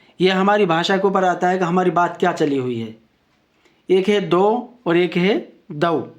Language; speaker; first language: Urdu; native; Urdu